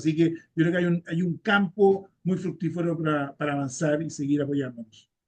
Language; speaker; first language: Spanish; native; Spanish